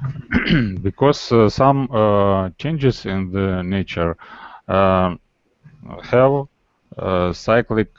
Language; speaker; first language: English; non-native, learner; Russian